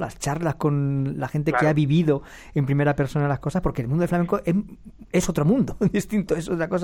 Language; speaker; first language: Spanish; native; Spanish